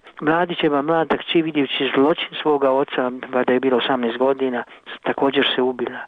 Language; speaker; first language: Croatian; native; Croatian